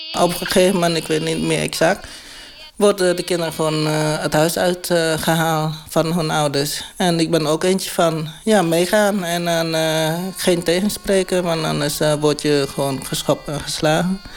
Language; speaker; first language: Dutch; non-native, learner; Khmer